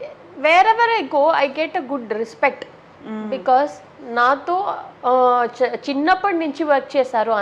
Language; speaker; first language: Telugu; non-native, local second language; Tamil